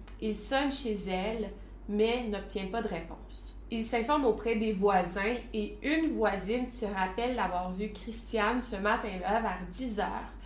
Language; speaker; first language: French; native; French